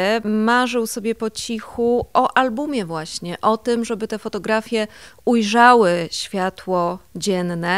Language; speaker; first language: Polish; native; Polish